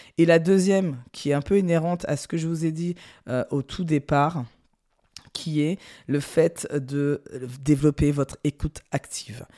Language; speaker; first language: French; native; French